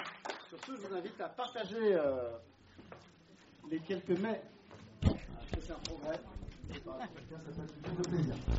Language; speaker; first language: French; native; French